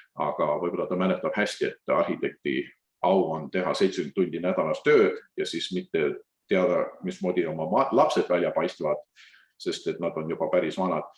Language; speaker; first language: Estonian; early bilingual, heritage; Estonian